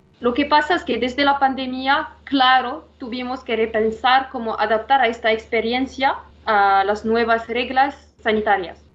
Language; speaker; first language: Spanish; non-native, fluent; Arabic